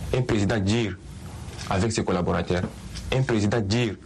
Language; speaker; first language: French; non-native, local second language; Swahili